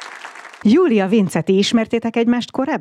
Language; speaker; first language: Hungarian; native; Hungarian